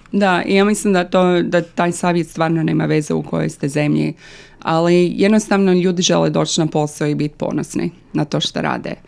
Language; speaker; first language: Croatian; early bilingual, other home language; English